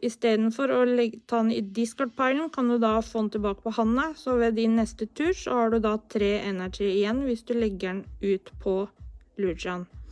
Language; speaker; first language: Norwegian; native; Norwegian